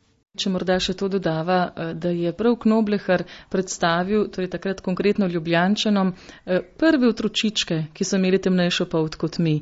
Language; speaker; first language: Slovenian; native; Slovenian